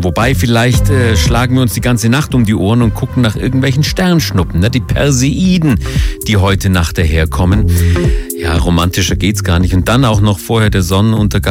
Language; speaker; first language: German; native; German